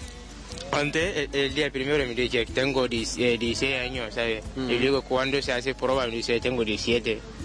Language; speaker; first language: Spanish; non-native, learner; Wolof